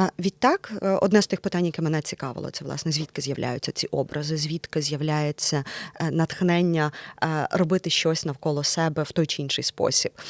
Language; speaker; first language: Ukrainian; native; Ukrainian